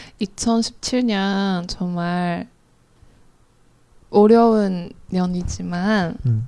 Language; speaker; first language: Korean; non-native, fluent; Chinese